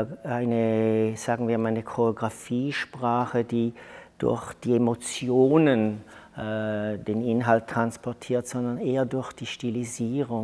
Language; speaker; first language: German; native; German